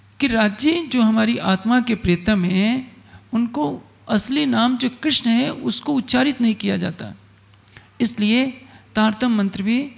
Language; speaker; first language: Hindi; native; Hindi